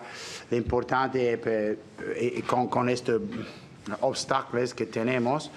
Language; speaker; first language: Spanish; non-native, learner; English